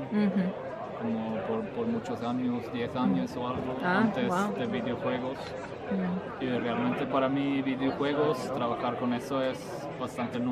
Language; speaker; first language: Spanish; non-native, fluent; Swedish